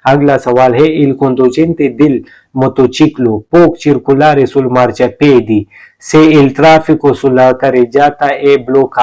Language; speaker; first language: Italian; non-native, learner; Urdu